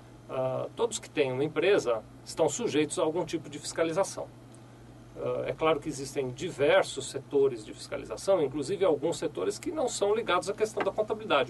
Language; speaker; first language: Portuguese; native; Portuguese